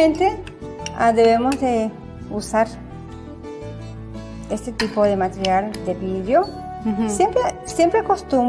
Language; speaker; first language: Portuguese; non-native, learner; Spanish